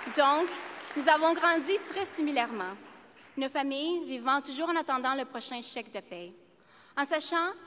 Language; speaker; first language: English; native; English